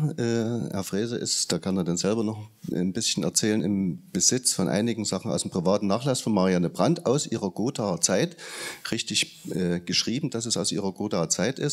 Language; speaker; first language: German; native; German